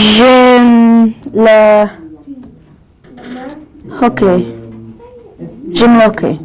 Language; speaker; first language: French; non-native, learner; English